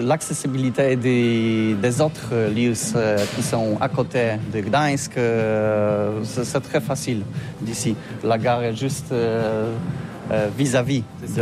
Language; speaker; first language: French; non-native, learner; Polish